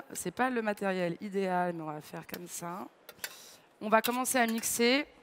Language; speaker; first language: French; native; French